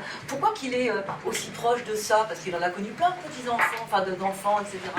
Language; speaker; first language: French; native; French